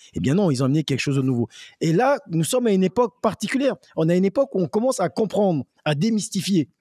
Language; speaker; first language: French; native; French